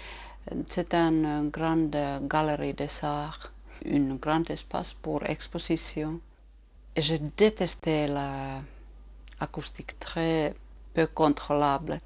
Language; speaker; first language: French; non-native, fluent; Finnish